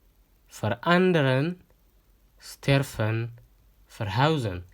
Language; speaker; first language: Dutch; non-native, fluent; Tigrinya